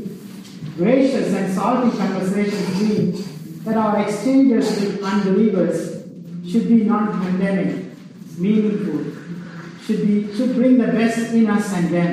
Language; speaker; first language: English; non-native, local second language; Sinhala